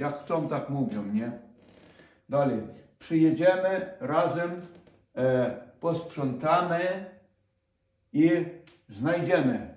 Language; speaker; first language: Polish; non-native, fluent; Ukrainian